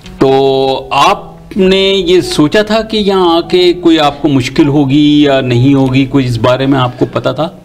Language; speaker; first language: Urdu; native; Urdu